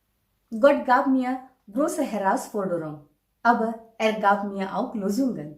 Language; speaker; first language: German; non-native, fluent; Marathi